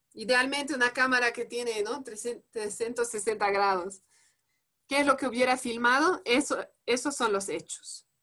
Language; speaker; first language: Spanish; non-native, fluent; French